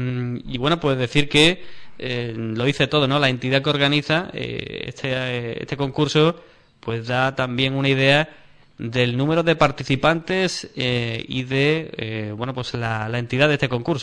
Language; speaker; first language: Spanish; native; Spanish